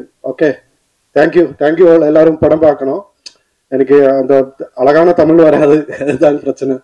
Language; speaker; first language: Tamil; non-native, learner; Malayalam